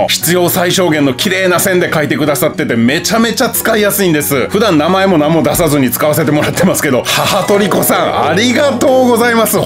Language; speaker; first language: Japanese; native; Japanese